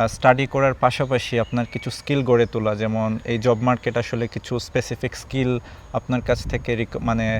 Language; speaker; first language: Bangla; native; Bangla